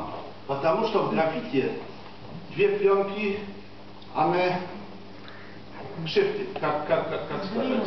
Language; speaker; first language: Russian; non-native, fluent; Polish